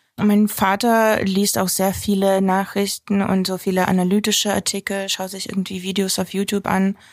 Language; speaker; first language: German; non-native, fluent; Ukrainian